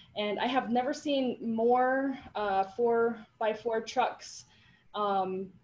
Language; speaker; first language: English; native; English